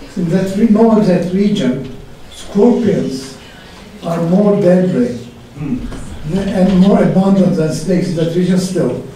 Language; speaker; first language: English; non-native, fluent; Turkish